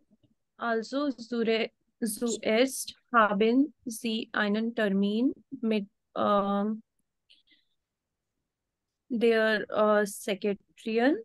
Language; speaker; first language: German; non-native, learner; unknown